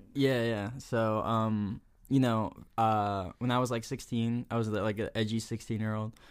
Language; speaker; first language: English; early bilingual, other home language; Spanish